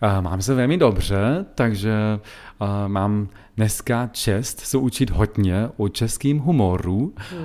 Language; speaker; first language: Czech; non-native, learner; German